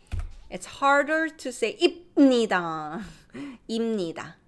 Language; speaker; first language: Korean; non-native, fluent; English